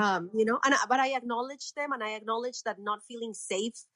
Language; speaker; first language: English; non-native, fluent; Spanish